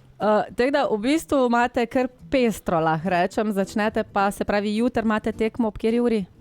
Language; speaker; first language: Slovenian; native; Slovenian